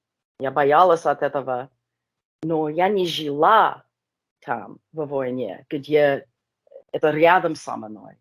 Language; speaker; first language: Russian; non-native, learner; English